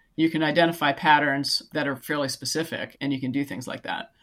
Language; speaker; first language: English; native; English